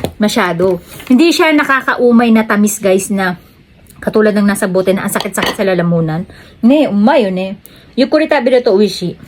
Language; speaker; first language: Filipino; native; Filipino